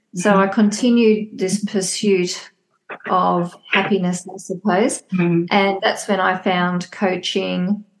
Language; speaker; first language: English; native; English